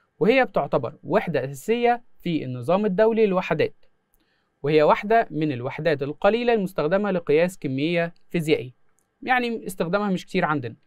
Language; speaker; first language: Arabic; native; Arabic